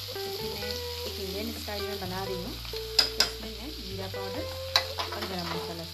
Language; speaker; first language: Hindi; non-native, local second language; Assamese